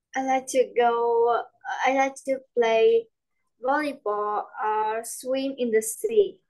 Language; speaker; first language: English; non-native, learner; Vietnamese